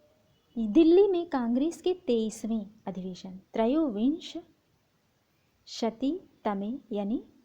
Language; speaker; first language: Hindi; native; Hindi